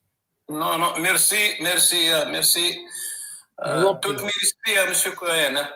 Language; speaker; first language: French; non-native, learner; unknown